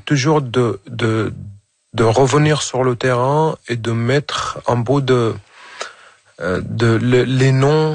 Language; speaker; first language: French; non-native, fluent; Arabic